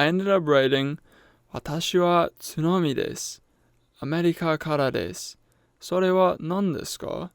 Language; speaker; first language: Japanese; non-native, learner; English